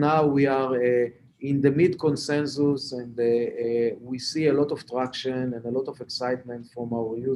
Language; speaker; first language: English; non-native, fluent; Hebrew